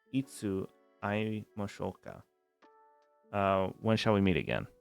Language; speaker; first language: Japanese; non-native, learner; English